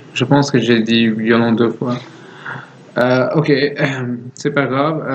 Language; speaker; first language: French; non-native, learner; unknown